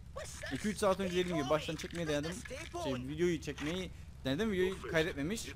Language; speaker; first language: Turkish; native; Turkish